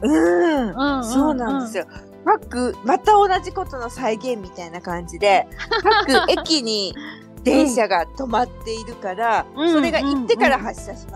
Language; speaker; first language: Japanese; native; Japanese